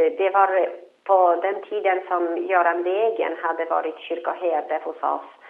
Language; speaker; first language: Swedish; non-native, fluent; Polish